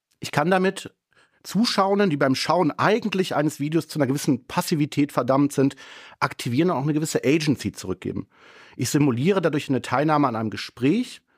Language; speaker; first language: German; native; German